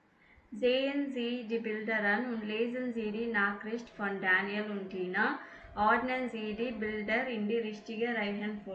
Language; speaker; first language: German; non-native, fluent; Tamil